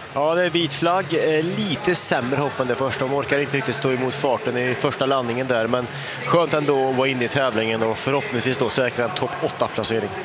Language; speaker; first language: Swedish; native; Swedish